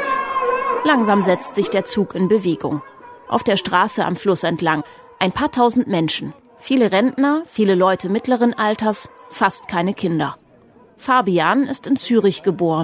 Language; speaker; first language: German; native; German